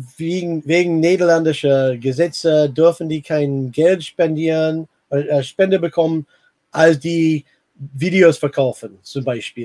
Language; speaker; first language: German; non-native, fluent; English